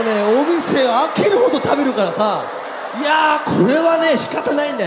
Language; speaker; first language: Japanese; native; Japanese